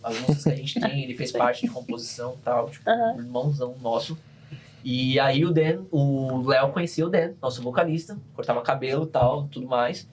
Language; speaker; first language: Portuguese; native; Portuguese